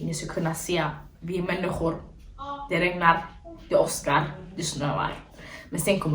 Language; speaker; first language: Swedish; early bilingual, other home language; Somali